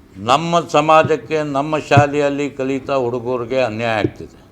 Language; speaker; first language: Kannada; non-native, local second language; Urdu